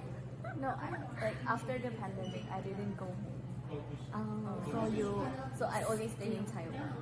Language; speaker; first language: English; non-native, learner; Thai